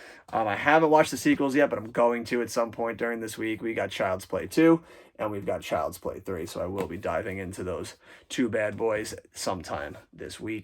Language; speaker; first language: English; native; English